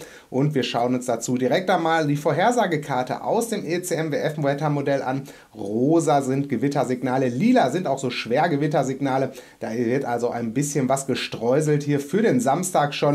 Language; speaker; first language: German; native; German